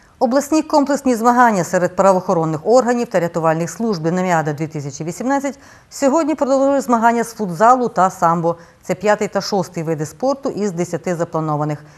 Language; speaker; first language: Ukrainian; native; Ukrainian